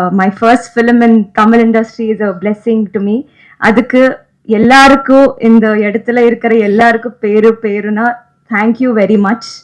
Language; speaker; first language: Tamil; non-native, local second language; Malayalam